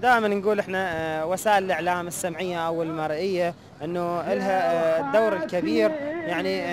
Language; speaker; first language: Arabic; native; Arabic